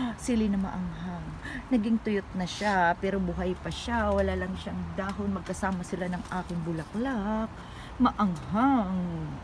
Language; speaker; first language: Filipino; non-native, local second language; Cebuano